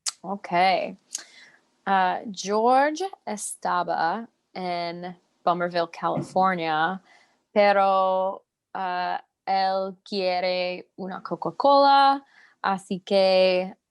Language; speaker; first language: Spanish; non-native, learner; English